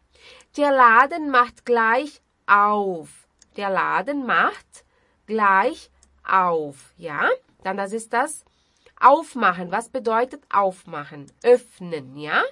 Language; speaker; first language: German; non-native, fluent; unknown